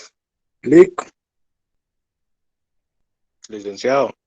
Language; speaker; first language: Spanish; native; Spanish